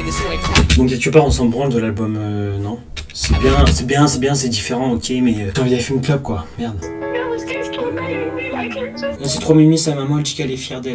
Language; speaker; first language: French; native; French